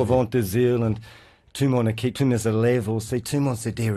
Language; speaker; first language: French; non-native, learner; English